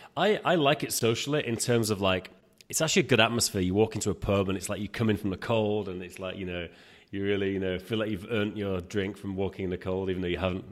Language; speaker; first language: English; native; English